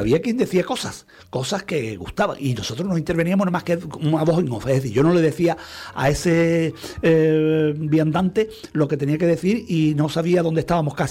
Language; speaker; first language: Spanish; native; Spanish